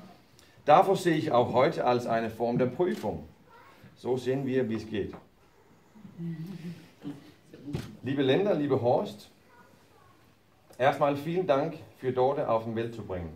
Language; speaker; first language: German; non-native, learner; Danish